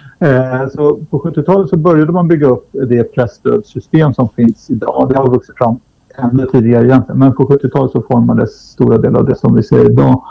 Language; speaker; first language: Swedish; native; Swedish